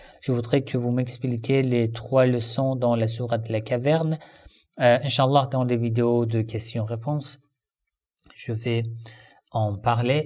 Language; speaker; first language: French; non-native, fluent; Persian